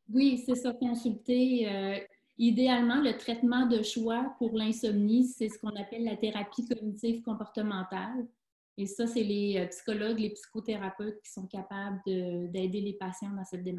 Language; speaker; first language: French; native; French